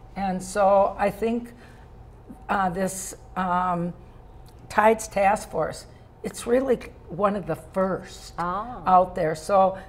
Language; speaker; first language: English; native; English